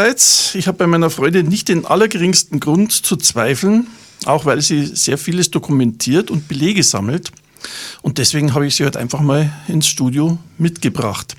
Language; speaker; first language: German; native; German